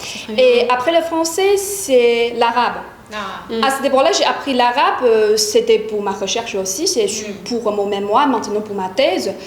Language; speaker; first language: French; non-native, fluent; Chinese